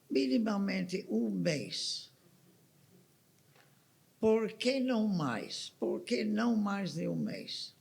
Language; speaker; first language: Portuguese; non-native, fluent; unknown